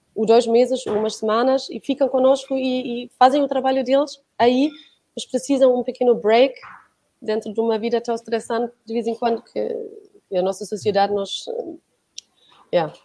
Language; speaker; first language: Portuguese; non-native, fluent; German